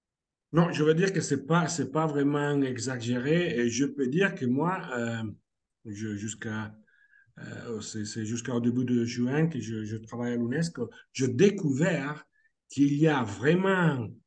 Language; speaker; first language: French; non-native, fluent; Italian